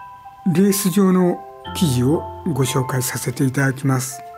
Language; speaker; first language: Japanese; native; Japanese